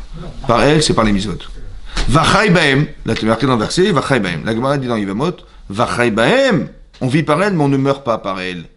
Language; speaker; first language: French; native; French